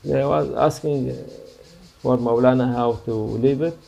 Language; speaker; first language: English; non-native, learner; Turkish